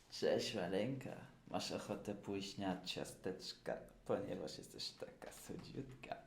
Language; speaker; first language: Polish; early bilingual, heritage; Polish